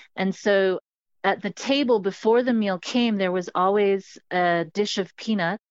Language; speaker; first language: English; non-native, local second language; Cantonese